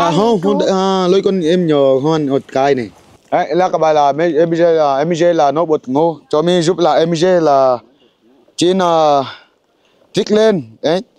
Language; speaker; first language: Vietnamese; non-native, learner; Portuguese